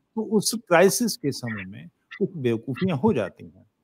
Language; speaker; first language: Hindi; native; Hindi